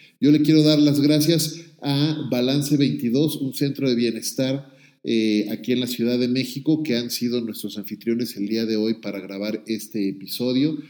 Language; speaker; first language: Spanish; native; Spanish